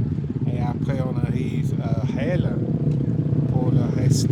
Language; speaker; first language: French; non-native, fluent; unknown